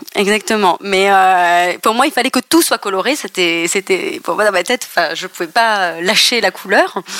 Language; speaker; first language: French; native; French